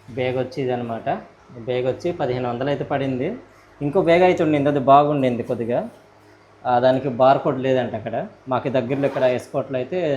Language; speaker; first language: Telugu; non-native, local second language; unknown